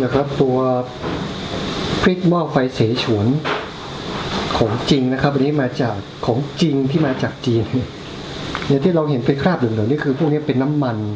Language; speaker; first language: Thai; native; Thai